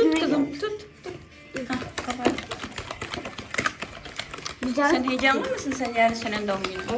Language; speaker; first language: Turkish; non-native, fluent; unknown